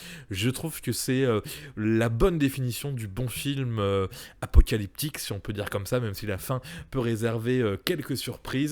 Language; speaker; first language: French; native; French